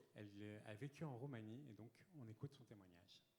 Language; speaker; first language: French; native; French